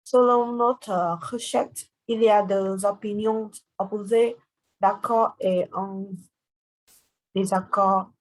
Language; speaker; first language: French; non-native, learner; Vietnamese